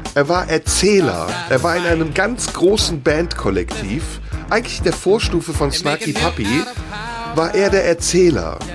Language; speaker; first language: German; native; German